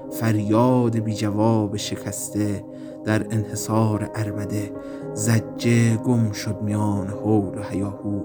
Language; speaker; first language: Persian; native; Persian